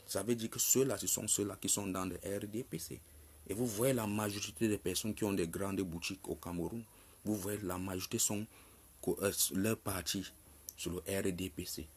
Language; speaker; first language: French; non-native, local second language; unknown